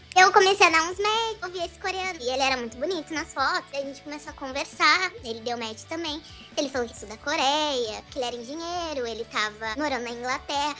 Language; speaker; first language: Portuguese; native; Portuguese